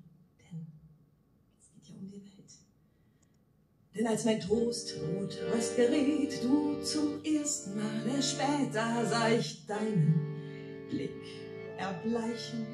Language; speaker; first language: German; native; German